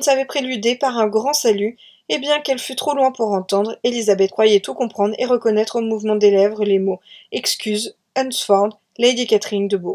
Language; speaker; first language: French; native; French